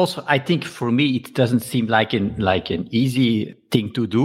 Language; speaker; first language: English; non-native, fluent; Dutch